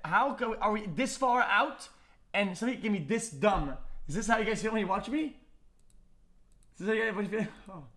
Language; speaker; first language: English; non-native, local second language; French